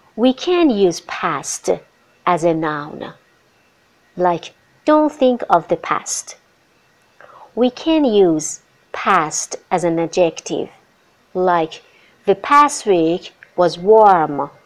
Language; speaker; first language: English; non-native, fluent; Persian